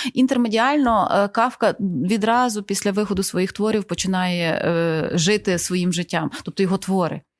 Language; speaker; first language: Ukrainian; native; Ukrainian